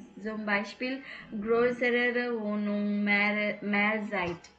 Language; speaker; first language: German; non-native, fluent; Tamil